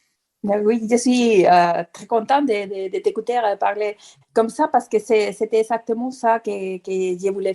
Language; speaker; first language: French; non-native, fluent; Spanish